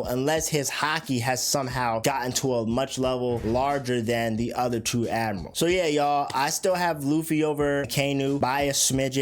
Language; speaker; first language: English; native; English